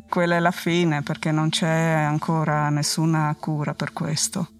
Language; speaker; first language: Italian; non-native, local second language; Friulian